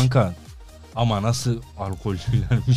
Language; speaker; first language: Turkish; native; Turkish